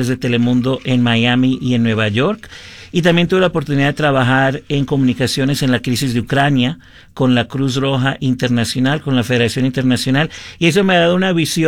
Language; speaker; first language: Spanish; early bilingual, heritage; Spanish